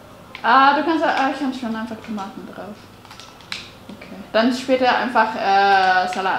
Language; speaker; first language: German; non-native, fluent; Cantonese